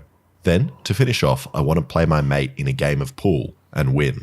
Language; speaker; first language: English; native; English